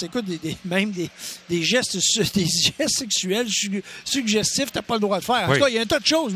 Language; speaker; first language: French; native; French